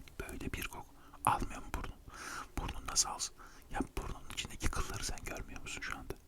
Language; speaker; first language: Turkish; native; Turkish